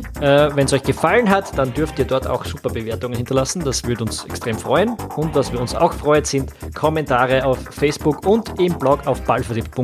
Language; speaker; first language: German; native; German